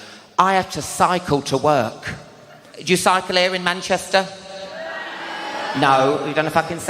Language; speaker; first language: English; native; English